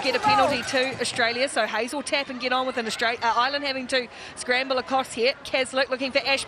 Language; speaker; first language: English; native; English